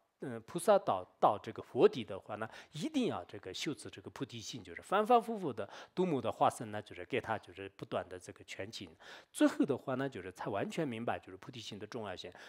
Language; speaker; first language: Chinese; non-native, local second language; Tibetan